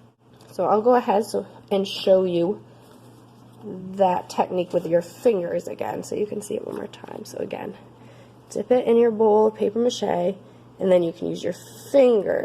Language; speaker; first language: English; native; English